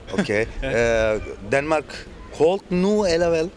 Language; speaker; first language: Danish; non-native, learner; Turkish